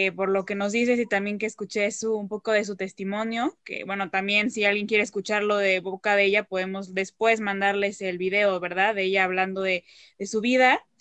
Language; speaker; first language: Spanish; native; Spanish